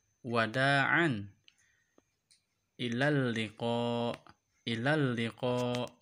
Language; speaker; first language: Arabic; non-native, learner; Indonesian